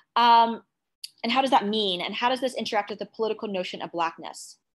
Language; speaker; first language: English; native; English